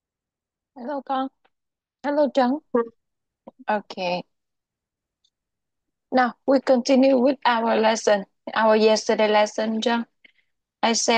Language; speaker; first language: English; non-native, local second language; Vietnamese